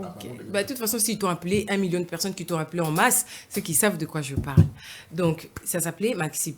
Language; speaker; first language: French; non-native, local second language; Lingala